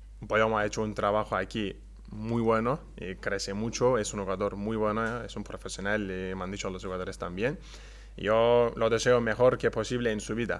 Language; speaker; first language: Spanish; non-native, learner; Turkish